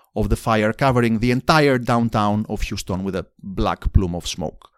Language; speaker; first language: English; non-native, fluent; Greek